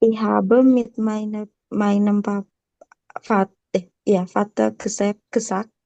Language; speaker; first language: German; non-native, learner; Indonesian